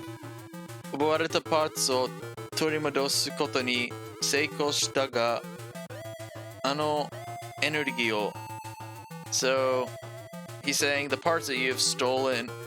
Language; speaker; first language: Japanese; non-native, learner; English